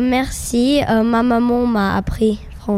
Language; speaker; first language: French; non-native, learner; Slovak